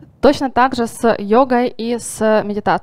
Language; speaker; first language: Russian; native; Russian